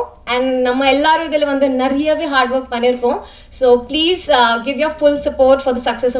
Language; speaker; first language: Tamil; non-native, fluent; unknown